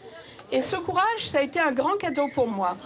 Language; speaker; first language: French; native; French